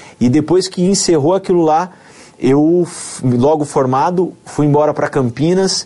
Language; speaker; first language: Portuguese; native; Portuguese